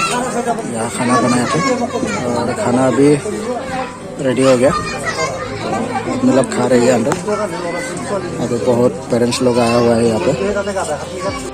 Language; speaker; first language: Hindi; non-native, local second language; Bodo